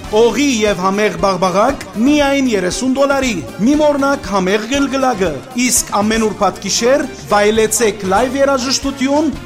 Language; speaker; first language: Armenian; native; Armenian